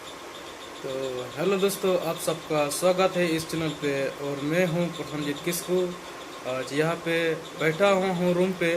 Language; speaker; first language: Hindi; non-native, local second language; Santali